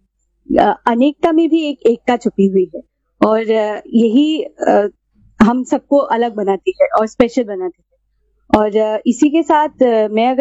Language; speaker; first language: Hindi; non-native, local second language; Assamese